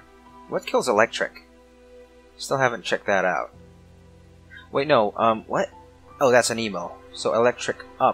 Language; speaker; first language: English; native; English